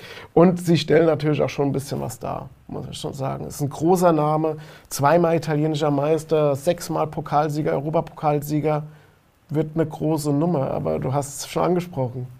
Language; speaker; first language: German; native; German